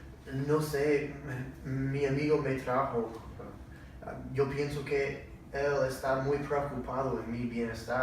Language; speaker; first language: Spanish; non-native, learner; English